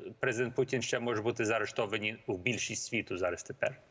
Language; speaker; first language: Ukrainian; early bilingual, heritage; Ukrainian